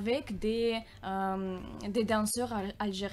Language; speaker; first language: French; non-native, learner; Russian